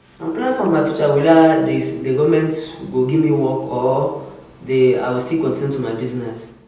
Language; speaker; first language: Nigerian Pidgin; non-native, local second language; Igbo